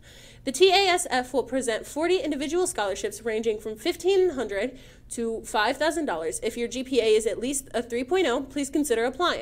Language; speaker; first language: English; native; English